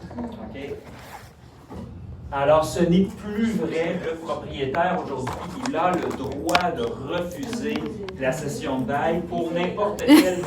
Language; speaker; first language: French; native; French